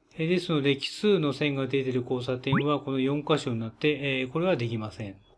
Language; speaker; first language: Japanese; native; Japanese